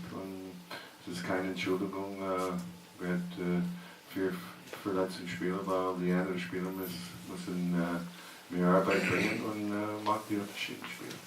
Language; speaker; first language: German; non-native, learner; English